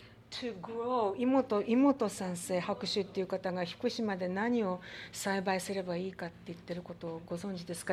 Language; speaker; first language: Japanese; early bilingual, heritage; Japanese